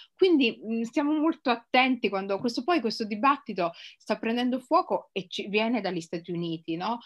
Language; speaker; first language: Italian; native; Italian